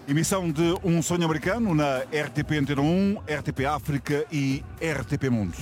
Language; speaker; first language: Portuguese; native; Portuguese